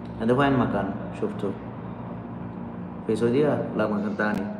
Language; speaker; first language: Arabic; non-native, learner; Bangla